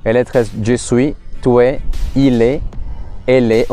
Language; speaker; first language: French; non-native, fluent; Spanish